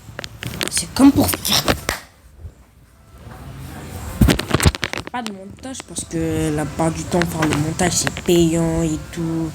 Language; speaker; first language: French; native; French